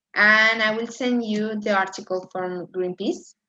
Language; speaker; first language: English; non-native, fluent; Spanish